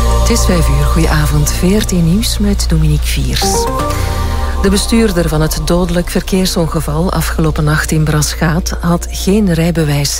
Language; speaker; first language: Dutch; native; Dutch